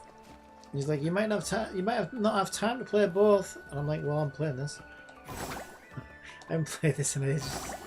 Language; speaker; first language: English; native; English